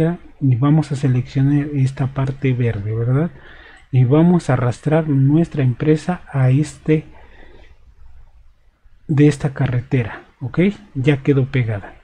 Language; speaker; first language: Spanish; native; Spanish